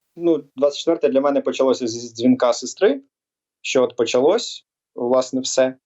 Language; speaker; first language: Ukrainian; native; Ukrainian